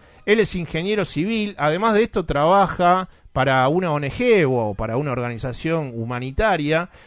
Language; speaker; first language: Spanish; native; Spanish